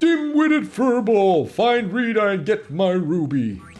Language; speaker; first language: English; non-native, fluent; Finnish